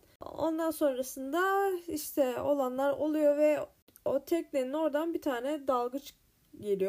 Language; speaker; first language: Turkish; native; Turkish